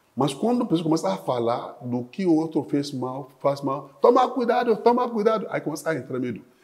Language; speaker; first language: Portuguese; non-native, fluent; Yoruba